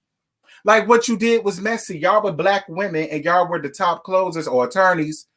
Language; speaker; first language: English; native; English